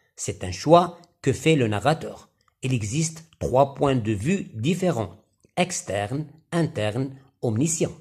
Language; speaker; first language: French; non-native, local second language; Arabic